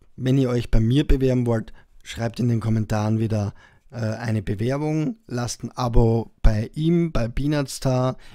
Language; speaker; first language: German; native; German